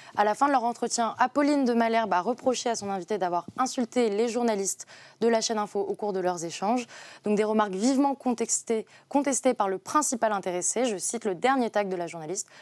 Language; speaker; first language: French; native; French